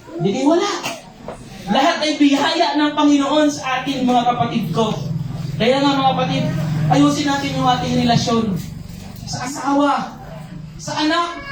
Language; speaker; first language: Filipino; non-native, local second language; Cebuano